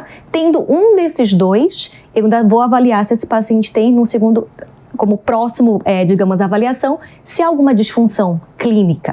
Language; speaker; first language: Portuguese; native; Portuguese